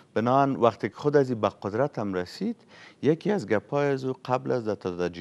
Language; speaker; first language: Persian; native; Persian